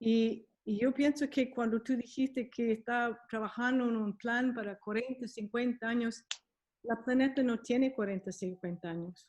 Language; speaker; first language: Spanish; non-native, fluent; English